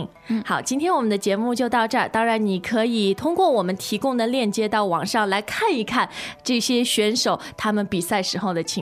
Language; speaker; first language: Chinese; native; Chinese